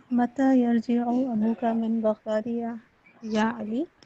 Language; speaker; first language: Arabic; non-native, learner; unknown